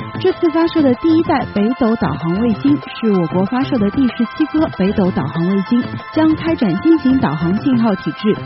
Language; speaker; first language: Chinese; native; Chinese